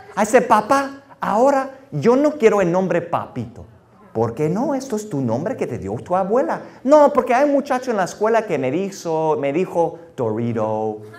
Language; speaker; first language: Spanish; early bilingual, heritage; Spanish